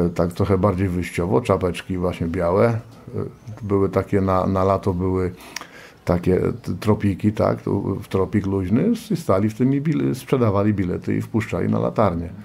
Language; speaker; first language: Polish; native; Polish